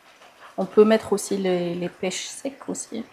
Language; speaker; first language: French; non-native, local second language; Arabic